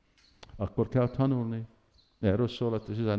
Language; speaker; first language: Hungarian; early bilingual, heritage; Hungarian